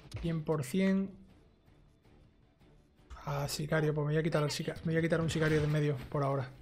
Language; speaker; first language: Spanish; native; Spanish